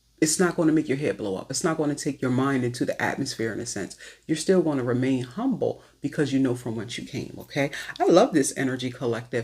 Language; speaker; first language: English; native; English